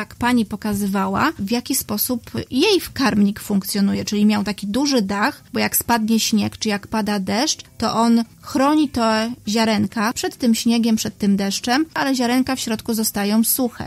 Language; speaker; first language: Polish; native; Polish